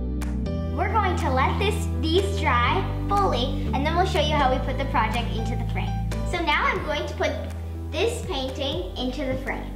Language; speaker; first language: English; native; English